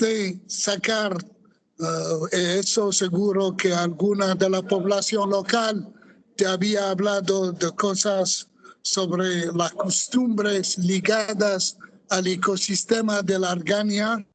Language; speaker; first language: Spanish; non-native, fluent; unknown